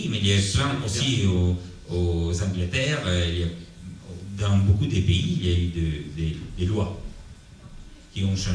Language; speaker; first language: French; non-native, fluent; Italian